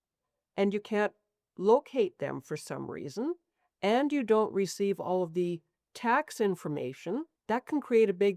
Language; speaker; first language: English; native; English